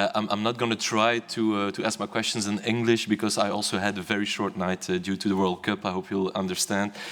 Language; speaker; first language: English; non-native, fluent; Dutch